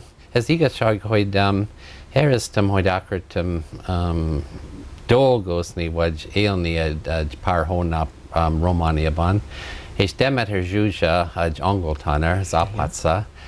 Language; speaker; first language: Hungarian; non-native, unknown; English